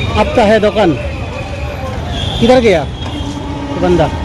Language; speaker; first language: Hindi; non-native, local second language; Bangla